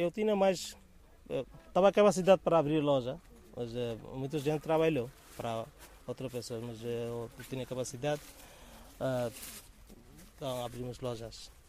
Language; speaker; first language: Portuguese; non-native, learner; Bangla